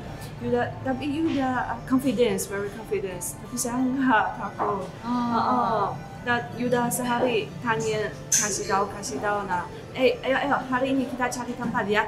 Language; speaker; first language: Indonesian; non-native, learner; Chinese